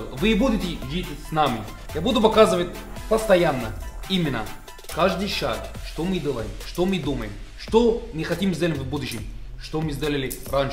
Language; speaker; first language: Russian; non-native, learner; Japanese